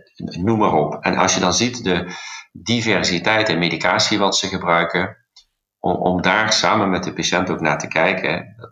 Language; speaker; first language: Dutch; non-native, local second language; Limburgish